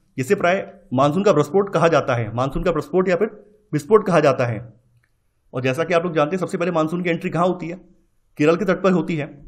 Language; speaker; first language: Hindi; native; Hindi